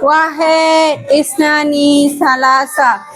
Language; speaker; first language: Arabic; non-native, fluent; Malay